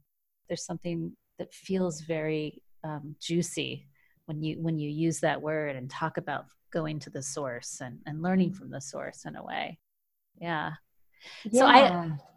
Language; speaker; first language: English; native; English